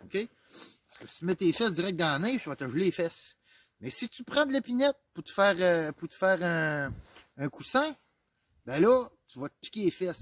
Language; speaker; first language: French; native; French